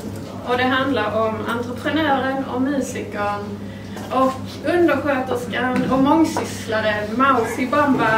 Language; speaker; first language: Swedish; native; Swedish